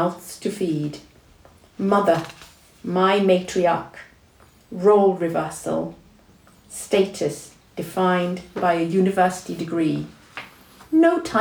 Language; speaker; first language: English; non-native, local second language; Tamil